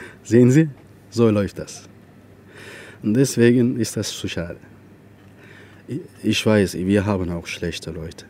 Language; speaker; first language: German; non-native, fluent; Turkish